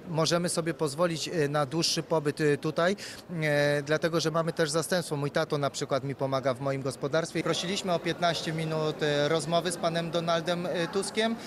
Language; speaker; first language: Polish; native; Polish